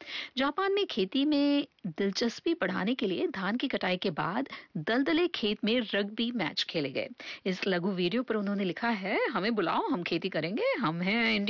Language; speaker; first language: Hindi; native; Hindi